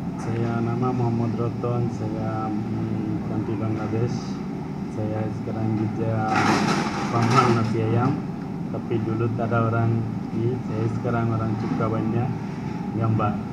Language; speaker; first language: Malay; non-native, learner; Bangla